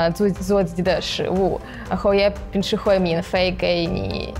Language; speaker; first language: Chinese; non-native, fluent; Russian